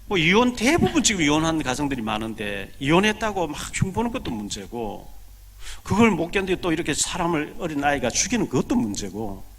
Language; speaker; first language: Korean; native; Korean